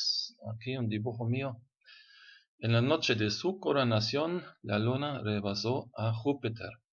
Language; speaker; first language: Spanish; non-native, fluent; German